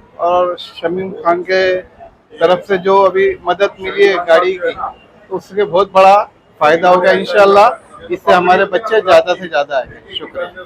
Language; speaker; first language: Hindi; non-native, local second language; Urdu